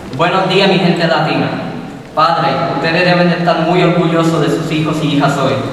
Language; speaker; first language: Spanish; early bilingual, heritage; Spanish